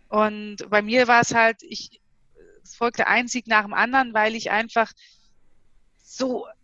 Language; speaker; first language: German; native; German